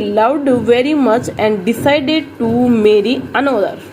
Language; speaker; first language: English; non-native, local second language; Hindi